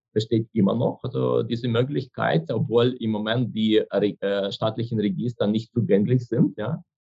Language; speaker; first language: German; non-native, fluent; Ukrainian